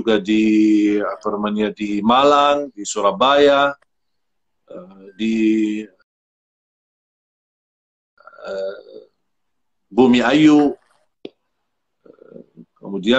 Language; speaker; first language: Indonesian; non-native, fluent; Arabic